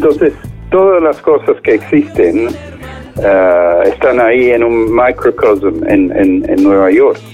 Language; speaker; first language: Spanish; non-native, fluent; English